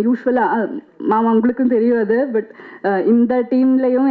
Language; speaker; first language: Tamil; non-native, fluent; Malayalam